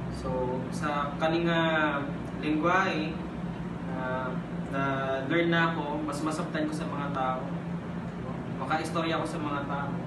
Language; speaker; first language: Cebuano; non-native, local second language; Filipino